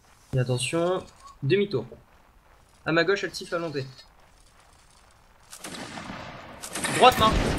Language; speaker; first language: French; native; French